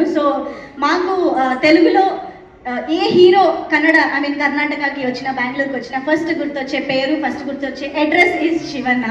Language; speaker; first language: Telugu; native; Telugu